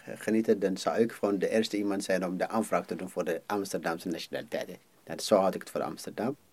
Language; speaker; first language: Dutch; non-native, fluent; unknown